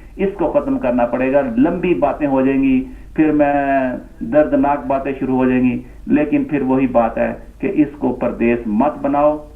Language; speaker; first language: Urdu; non-native, local second language; Punjabi